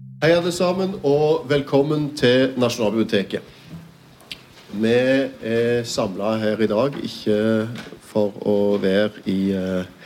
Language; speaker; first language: Norwegian; native; Norwegian